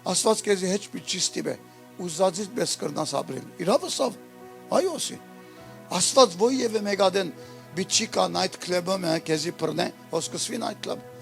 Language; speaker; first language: Armenian; early bilingual, heritage; Armenian